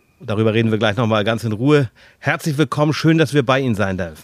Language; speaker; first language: German; native; German